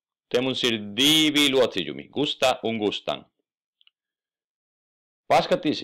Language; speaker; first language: Latvian; non-native, fluent; Spanish